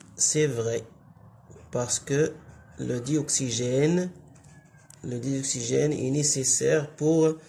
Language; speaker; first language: French; non-native, local second language; Arabic